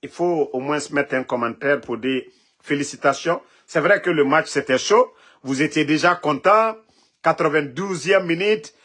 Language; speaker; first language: French; non-native, local second language; Mandingo